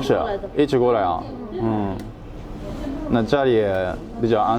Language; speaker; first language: Chinese; non-native, fluent; Japanese